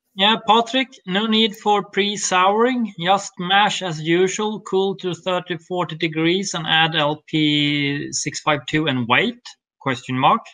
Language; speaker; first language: English; non-native, fluent; Swedish